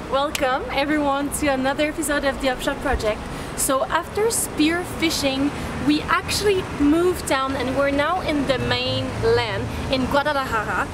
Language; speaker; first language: English; native; English